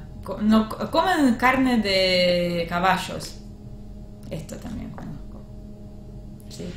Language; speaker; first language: Spanish; non-native, learner; Russian